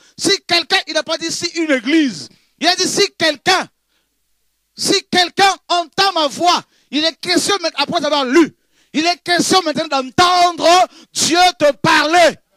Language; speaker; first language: French; non-native, local second language; Lingala